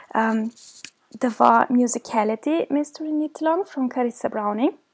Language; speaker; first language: Swedish; non-native, fluent; German